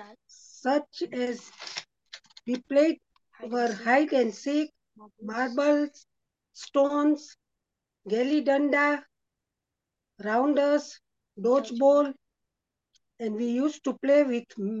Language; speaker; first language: English; non-native, local second language; Gujarati